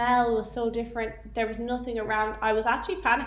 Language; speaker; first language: English; native; English